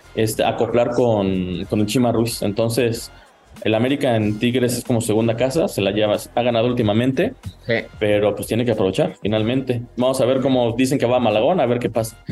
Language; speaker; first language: Spanish; native; Spanish